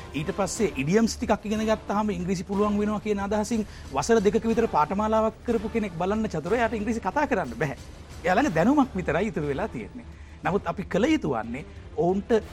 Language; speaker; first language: Sinhala; native; Sinhala